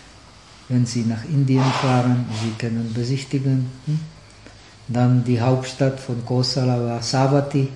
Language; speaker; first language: German; non-native, fluent; Czech